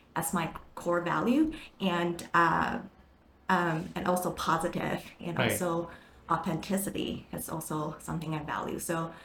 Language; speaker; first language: English; non-native, fluent; Chinese